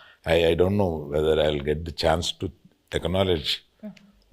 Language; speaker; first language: Telugu; native; Telugu